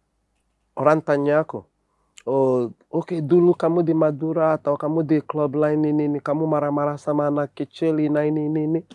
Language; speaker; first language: Indonesian; non-native, fluent; English